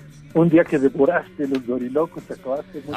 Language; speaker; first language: Spanish; native; Spanish